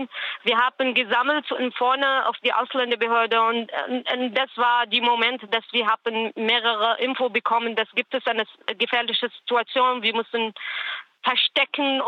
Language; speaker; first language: German; non-native, learner; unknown